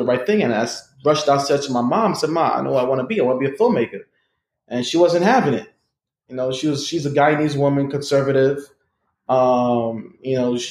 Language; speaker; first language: English; native; English